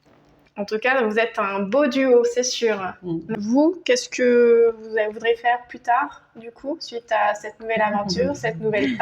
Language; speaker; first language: French; native; French